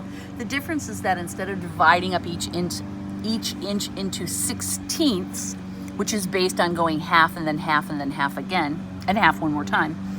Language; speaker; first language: English; native; English